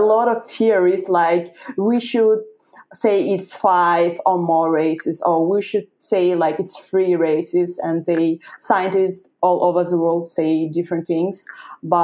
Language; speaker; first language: English; non-native, fluent; Russian